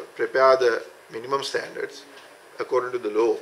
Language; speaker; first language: English; non-native, local second language; Sinhala